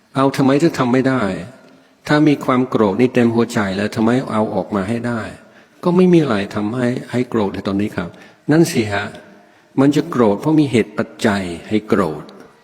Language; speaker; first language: Thai; non-native, fluent; English